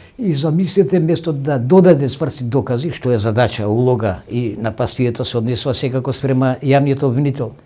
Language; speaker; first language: Macedonian; non-native, local second language; Albanian